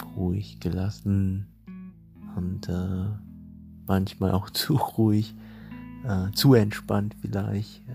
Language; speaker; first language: German; native; German